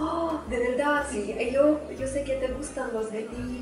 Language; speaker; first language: Spanish; non-native, fluent; Russian